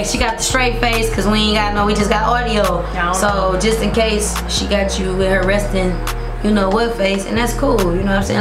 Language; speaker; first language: English; native; English